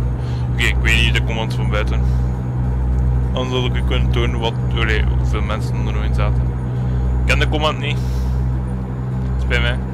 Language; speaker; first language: Dutch; native; Dutch